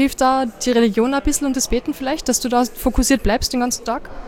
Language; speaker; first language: German; native; German